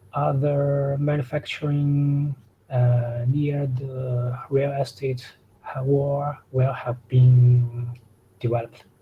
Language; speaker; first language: English; non-native, learner; Chinese